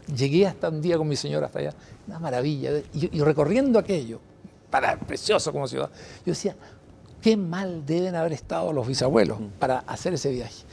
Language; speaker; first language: Spanish; native; Spanish